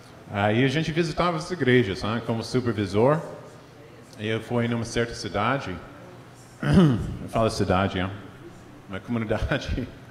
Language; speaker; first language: Portuguese; non-native, fluent; English